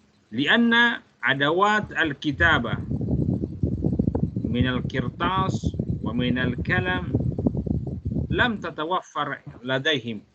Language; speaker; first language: Arabic; non-native, fluent; Malay